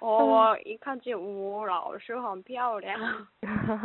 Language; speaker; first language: Chinese; non-native, learner; Korean